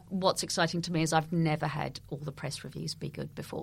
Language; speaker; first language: English; native; English